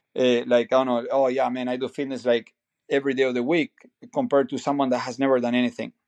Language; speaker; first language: English; non-native, fluent; Spanish